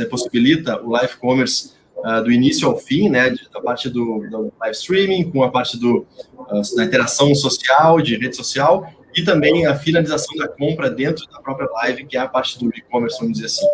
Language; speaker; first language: Portuguese; native; Portuguese